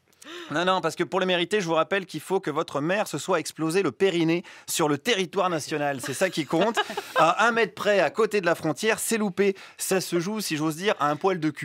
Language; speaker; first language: French; native; French